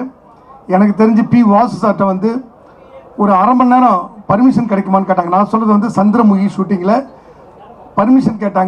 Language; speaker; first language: Tamil; native; Tamil